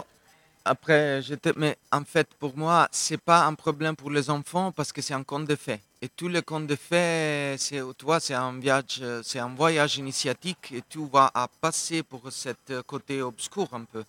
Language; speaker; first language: French; non-native, local second language; Italian